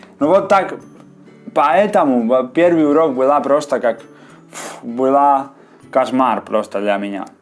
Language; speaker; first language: Russian; non-native, learner; Spanish